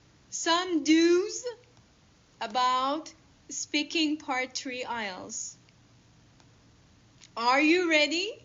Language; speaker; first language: English; non-native, fluent; Persian